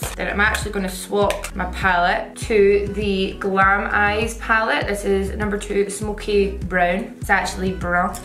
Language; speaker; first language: English; native; English